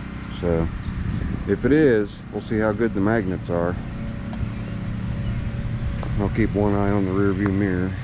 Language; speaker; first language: English; native; English